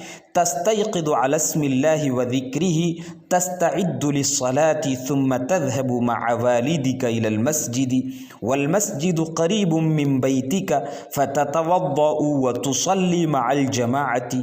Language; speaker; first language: Arabic; non-native, fluent; Urdu